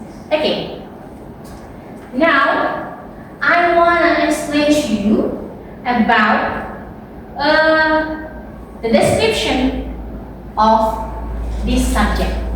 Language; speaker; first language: English; non-native, learner; Indonesian